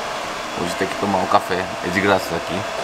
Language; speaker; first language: Portuguese; non-native, learner; Korean